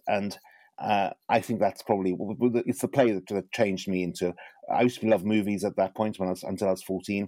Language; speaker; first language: English; native; English